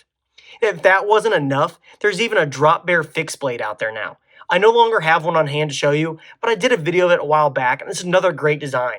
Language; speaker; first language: English; native; English